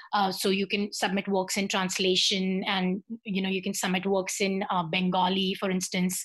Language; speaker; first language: English; non-native, local second language; Hindi